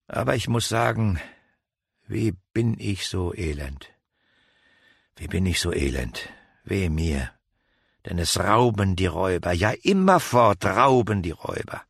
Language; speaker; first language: German; native; German